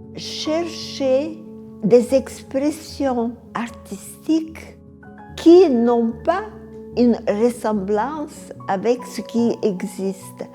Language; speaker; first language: French; non-native, fluent; Bulgarian